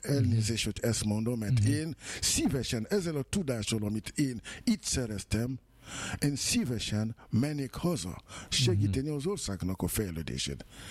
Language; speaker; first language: Hungarian; non-native, fluent; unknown